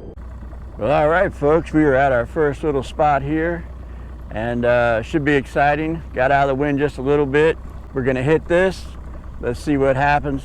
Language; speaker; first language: English; native; English